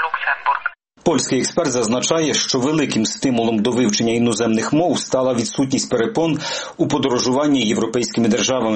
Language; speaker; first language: Ukrainian; native; Ukrainian